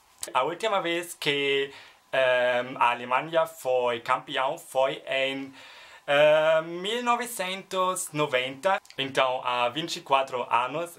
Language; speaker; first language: Portuguese; non-native, learner; German